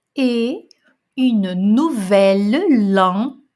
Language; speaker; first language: French; non-native, fluent; Portuguese